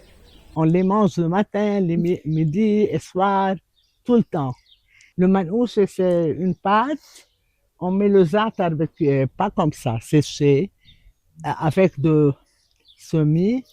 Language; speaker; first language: French; non-native, local second language; Arabic